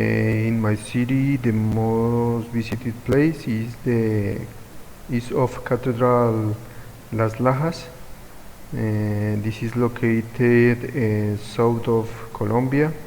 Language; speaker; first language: English; non-native, learner; Spanish